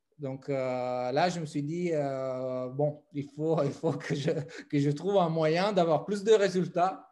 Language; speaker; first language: French; non-native, fluent; Italian